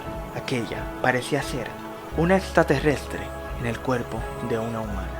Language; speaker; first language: Spanish; native; Spanish